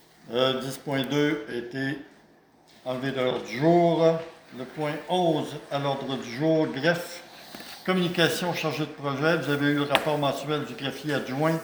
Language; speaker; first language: French; native; French